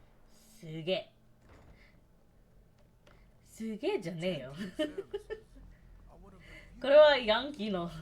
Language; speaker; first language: Japanese; non-native, learner; English